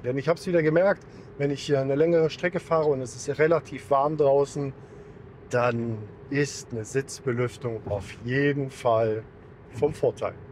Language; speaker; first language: German; native; German